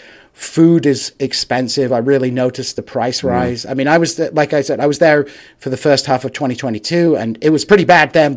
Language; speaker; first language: English; native; English